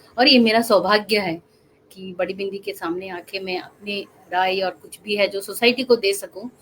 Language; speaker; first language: Hindi; non-native, local second language; Assamese